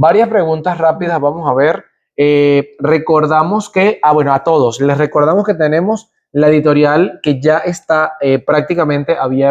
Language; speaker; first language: Spanish; native; Spanish